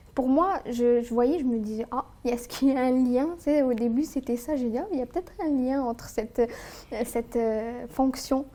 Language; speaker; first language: French; non-native, local second language; Arabic